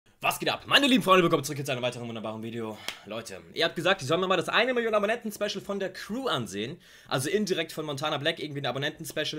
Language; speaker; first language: German; native; German